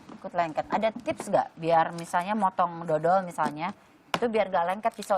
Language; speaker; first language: Indonesian; native; Indonesian